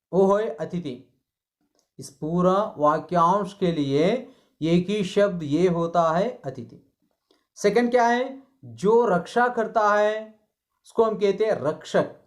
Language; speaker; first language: Hindi; non-native, local second language; Kannada